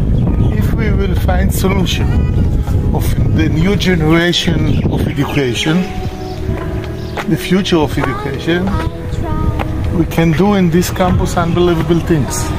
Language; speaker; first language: English; non-native, learner; Hebrew